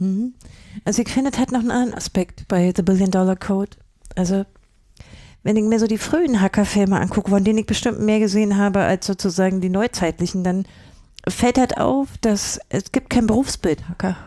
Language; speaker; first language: German; native; German